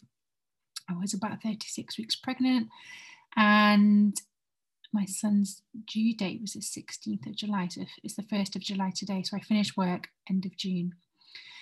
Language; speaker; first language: English; native; English